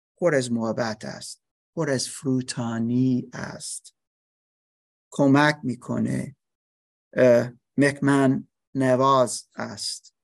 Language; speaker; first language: Persian; non-native, learner; English